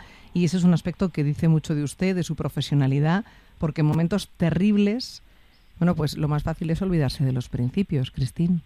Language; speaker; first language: Spanish; native; Spanish